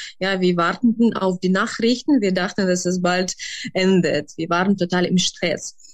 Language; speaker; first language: German; non-native, fluent; Ukrainian